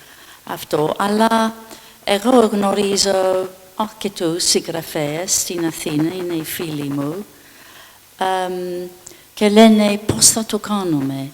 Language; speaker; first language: Greek; non-native, fluent; English